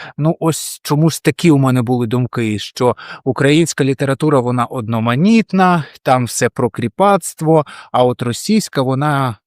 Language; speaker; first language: Ukrainian; non-native, local second language; Russian